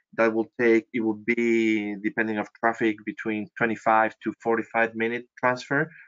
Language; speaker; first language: English; non-native, fluent; Spanish